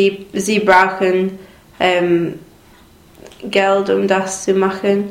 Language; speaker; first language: German; non-native, learner; English